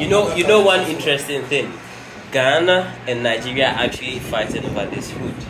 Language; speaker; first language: English; non-native, local second language; Akan